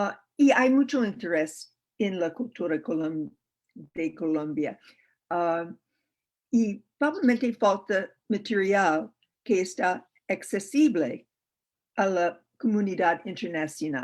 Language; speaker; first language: Spanish; non-native, learner; English